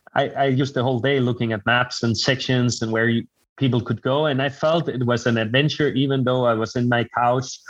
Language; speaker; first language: English; non-native, fluent; Danish